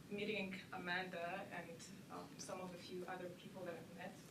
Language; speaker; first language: English; non-native, local second language; Kinyarwanda